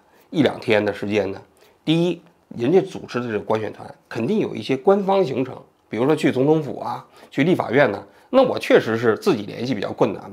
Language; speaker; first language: Chinese; native; Chinese